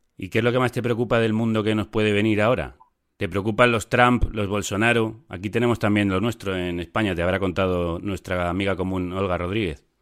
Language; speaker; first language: Spanish; native; Spanish